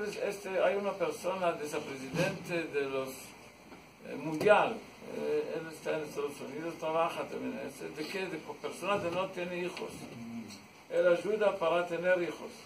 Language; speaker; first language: Spanish; non-native, learner; Hebrew